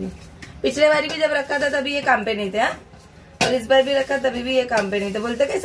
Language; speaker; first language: Hindi; native; Hindi